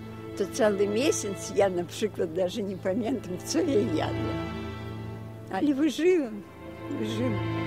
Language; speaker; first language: Polish; early bilingual, heritage; Polish